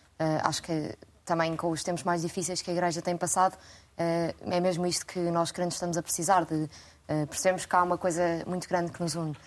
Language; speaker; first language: Portuguese; native; Portuguese